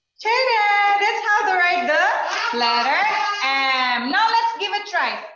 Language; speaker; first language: English; non-native, learner; Indonesian